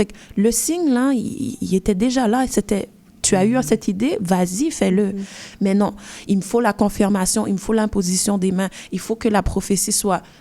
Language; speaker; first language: French; early bilingual, other home language; Haitian Creole